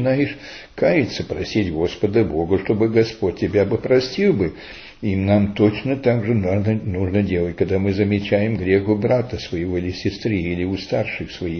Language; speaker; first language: Russian; early bilingual, heritage; Russian